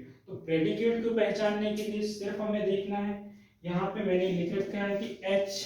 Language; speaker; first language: Hindi; native; Hindi